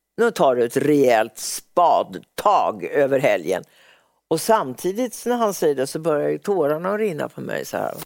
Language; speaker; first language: Swedish; native; Swedish